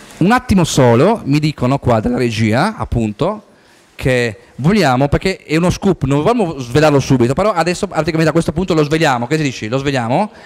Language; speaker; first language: Italian; native; Italian